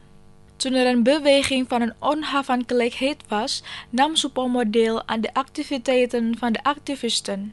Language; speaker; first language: Dutch; non-native, fluent; Indonesian